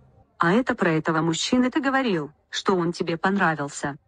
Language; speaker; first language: Russian; native; Russian